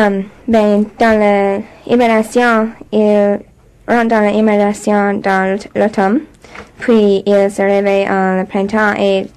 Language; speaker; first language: French; non-native, local second language; English